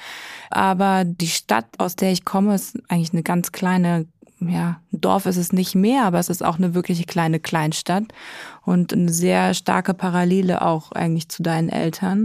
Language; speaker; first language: German; native; German